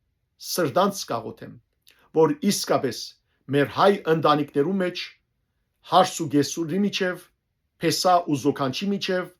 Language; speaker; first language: Armenian; native; Armenian